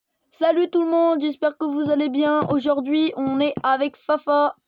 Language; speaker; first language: French; native; French